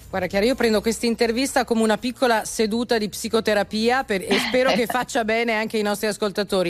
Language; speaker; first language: Italian; native; Italian